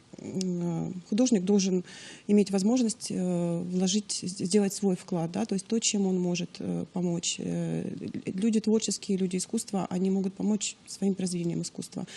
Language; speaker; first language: Russian; native; Russian